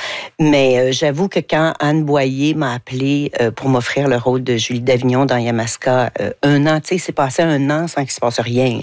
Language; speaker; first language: French; native; French